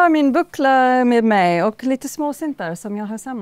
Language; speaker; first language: Swedish; non-native, fluent; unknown